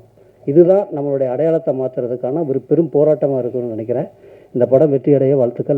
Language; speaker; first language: Tamil; native; Tamil